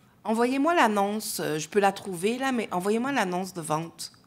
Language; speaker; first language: French; native; French